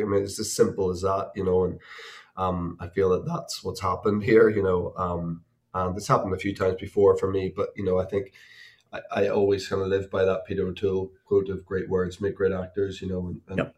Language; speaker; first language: English; native; English